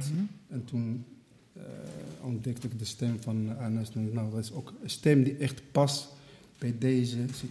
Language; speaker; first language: Dutch; non-native, fluent; Arabic